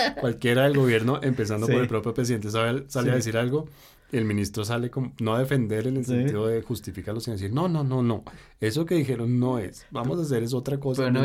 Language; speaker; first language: Spanish; native; Spanish